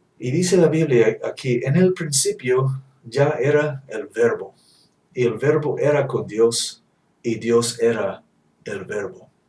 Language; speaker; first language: Spanish; non-native, learner; English